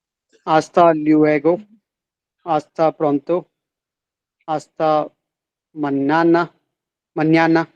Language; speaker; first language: Spanish; non-native, learner; Hindi